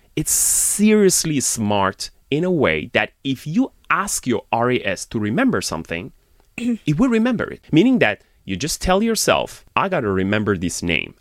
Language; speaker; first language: English; non-native, fluent; Persian